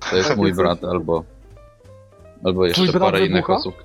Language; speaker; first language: Polish; native; Polish